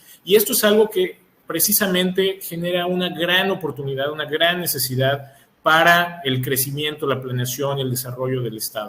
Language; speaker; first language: Spanish; native; Spanish